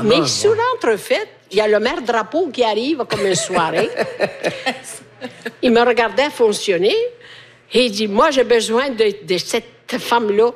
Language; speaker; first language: French; native; French